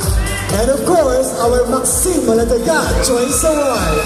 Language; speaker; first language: English; non-native, local second language; Filipino